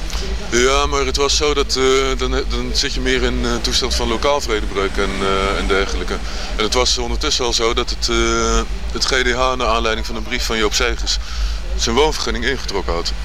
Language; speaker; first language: Dutch; native; Dutch